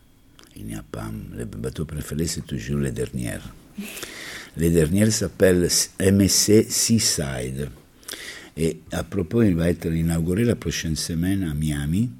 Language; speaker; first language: French; non-native, learner; Italian